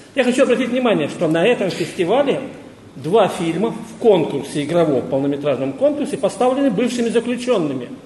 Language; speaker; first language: Russian; native; Russian